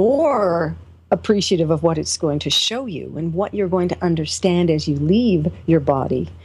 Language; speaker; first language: English; native; English